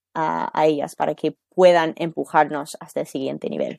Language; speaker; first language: Spanish; non-native, fluent; English